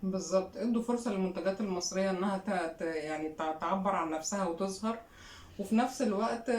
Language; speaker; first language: Arabic; native; Arabic